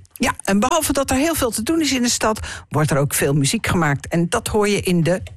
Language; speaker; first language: Dutch; native; Dutch